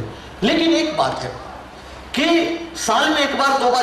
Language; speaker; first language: Hindi; native; Hindi